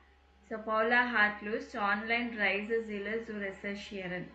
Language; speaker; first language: German; non-native, fluent; Tamil